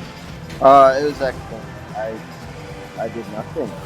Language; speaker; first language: English; native; English